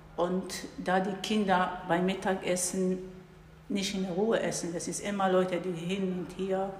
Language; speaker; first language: German; non-native, learner; Arabic